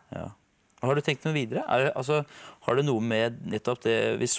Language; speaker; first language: Norwegian; native; Norwegian